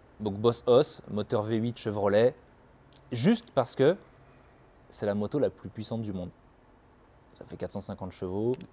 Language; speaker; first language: French; native; French